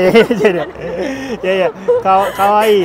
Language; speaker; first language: Japanese; native; Japanese